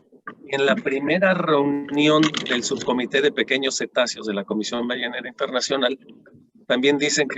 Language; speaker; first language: Spanish; native; Spanish